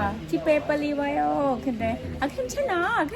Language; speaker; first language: Korean; non-native, learner; Khmer